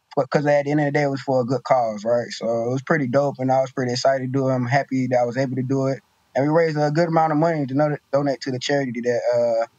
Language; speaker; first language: English; native; English